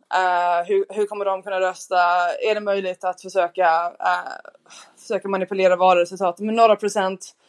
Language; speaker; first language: Swedish; non-native, fluent; English